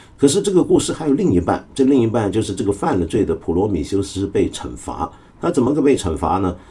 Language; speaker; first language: Chinese; early bilingual, other home language; Cantonese